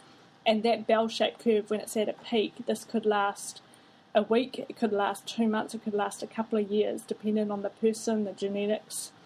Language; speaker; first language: English; native; English